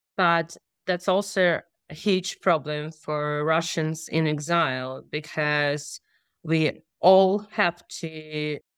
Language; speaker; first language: English; non-native, fluent; Russian